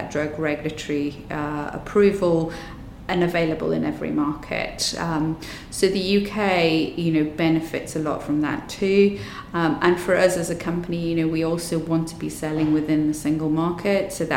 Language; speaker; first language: English; native; English